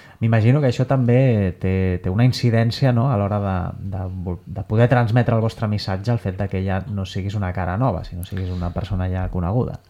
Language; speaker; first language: Catalan; native; Catalan